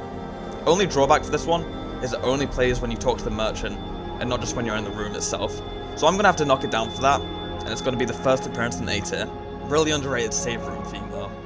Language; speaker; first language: English; native; English